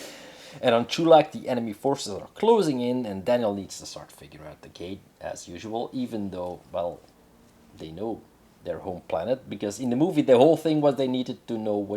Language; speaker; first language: English; non-native, fluent; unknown